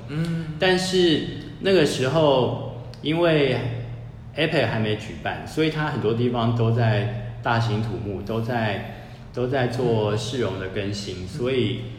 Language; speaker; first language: Chinese; native; Chinese